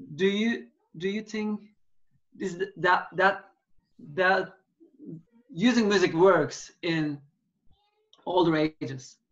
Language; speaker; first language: English; non-native, fluent; Turkish